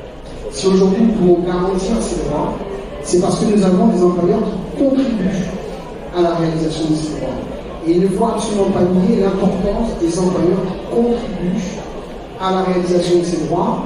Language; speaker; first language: French; native; French